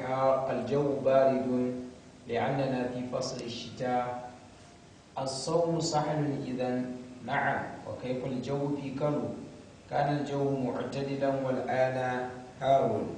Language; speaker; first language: Arabic; non-native, fluent; Hausa